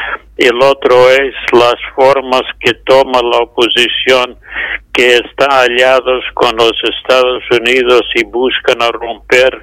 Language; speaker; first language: Spanish; non-native, fluent; English